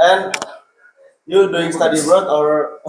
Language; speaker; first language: English; non-native, learner; Indonesian